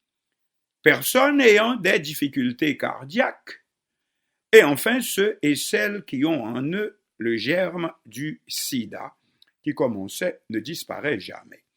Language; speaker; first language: French; non-native, local second language; Haitian Creole